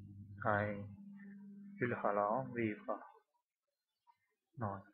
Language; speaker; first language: Finnish; non-native, learner; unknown